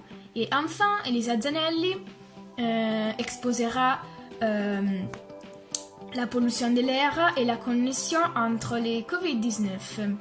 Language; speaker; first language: French; non-native, learner; Italian